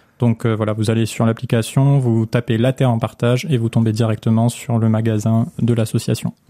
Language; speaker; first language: French; native; French